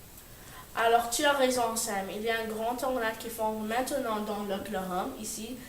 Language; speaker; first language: French; non-native, learner; English